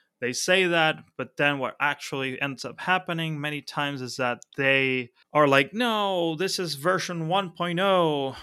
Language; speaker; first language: English; non-native, fluent; Spanish